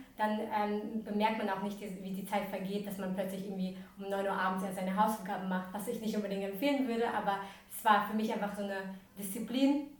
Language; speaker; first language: German; early bilingual, other home language; Russian